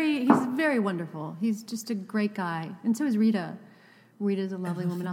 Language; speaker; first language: English; native; English